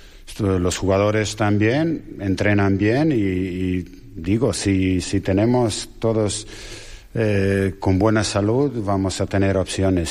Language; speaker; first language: Spanish; non-native, fluent; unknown